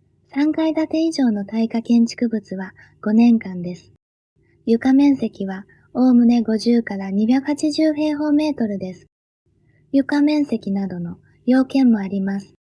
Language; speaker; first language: Japanese; native; Japanese